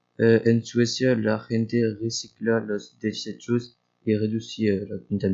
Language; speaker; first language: Spanish; non-native, learner; French